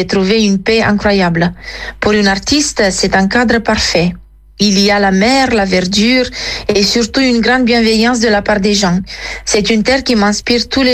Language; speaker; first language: French; non-native, fluent; Romanian